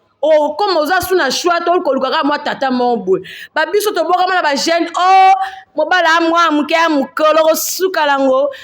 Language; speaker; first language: Lingala; non-native, local second language; Swahili